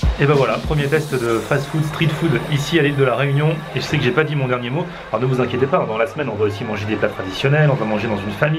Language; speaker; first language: French; native; French